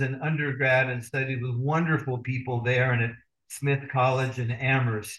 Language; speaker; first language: English; native; English